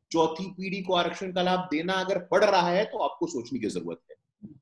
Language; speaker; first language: Hindi; native; Hindi